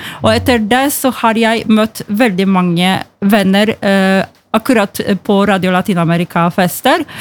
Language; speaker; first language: Norwegian; non-native, fluent; Polish